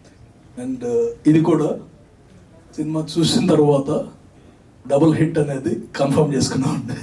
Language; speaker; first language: Telugu; native; Telugu